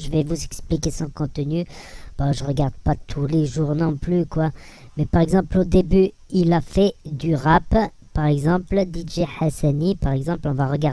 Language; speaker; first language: French; native; French